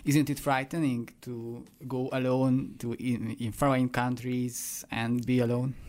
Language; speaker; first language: English; non-native, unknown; Hungarian